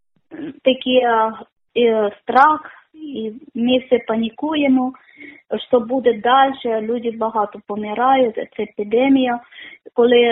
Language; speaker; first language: Ukrainian; non-native, learner; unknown